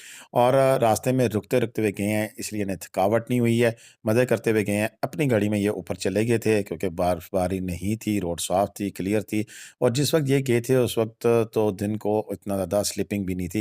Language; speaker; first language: Hindi; non-native, local second language; Punjabi